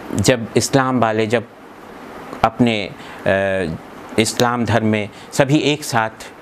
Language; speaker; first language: Hindi; native; Hindi